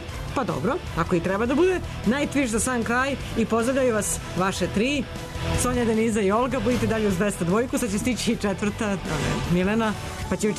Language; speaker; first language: Serbian; native; Serbian